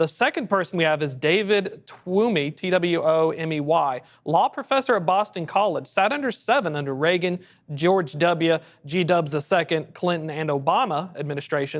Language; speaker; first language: English; native; English